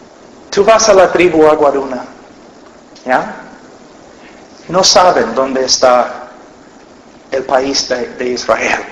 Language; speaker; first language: Spanish; non-native, fluent; English